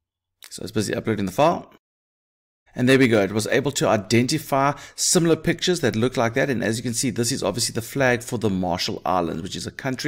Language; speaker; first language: English; native; English